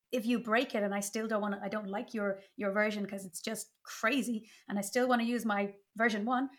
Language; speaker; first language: English; native; English